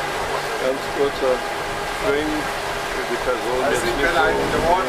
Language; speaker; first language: German; native; German